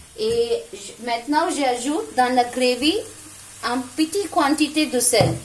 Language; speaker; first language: French; non-native, learner; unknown